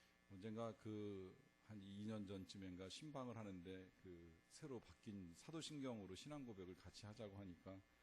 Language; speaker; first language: Korean; native; Korean